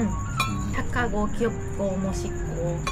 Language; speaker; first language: Korean; non-native, learner; Japanese